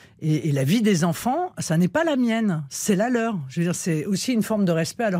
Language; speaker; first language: French; native; French